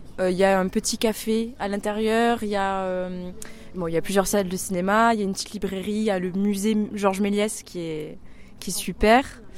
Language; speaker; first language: French; native; French